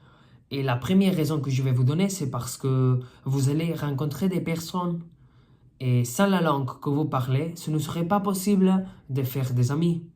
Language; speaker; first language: French; non-native, fluent; Spanish